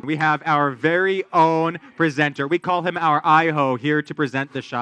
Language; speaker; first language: English; native; English